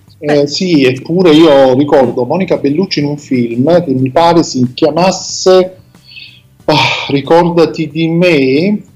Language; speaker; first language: Italian; native; Italian